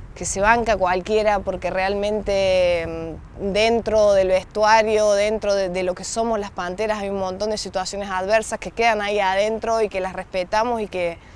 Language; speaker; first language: Spanish; native; Spanish